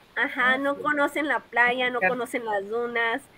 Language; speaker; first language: Spanish; native; Spanish